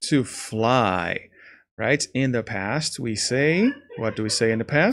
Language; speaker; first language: English; non-native, fluent; Portuguese